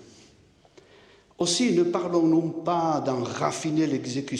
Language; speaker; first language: French; native; French